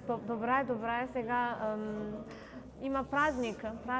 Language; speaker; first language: Bulgarian; non-native, learner; Chinese